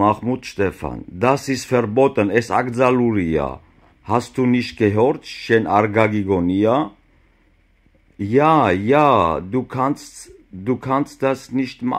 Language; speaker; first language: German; non-native, learner; Georgian